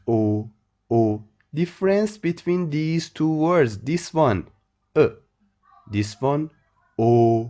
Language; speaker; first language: English; non-native, fluent; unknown